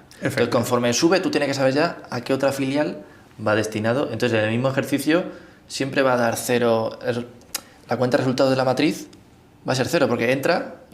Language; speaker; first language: Spanish; native; Spanish